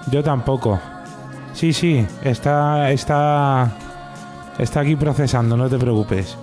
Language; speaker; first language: Spanish; native; Spanish